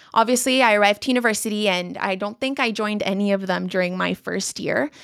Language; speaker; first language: English; non-native, local second language; Spanish